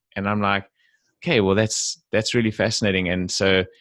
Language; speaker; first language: English; native; English